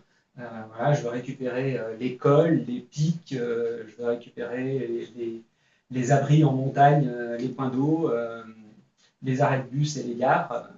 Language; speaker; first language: French; native; French